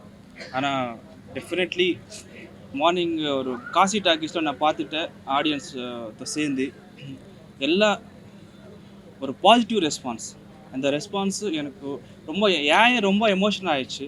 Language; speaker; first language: Tamil; non-native, learner; Telugu